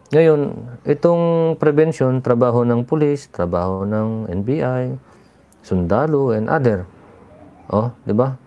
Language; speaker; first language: Filipino; non-native, local second language; Iloko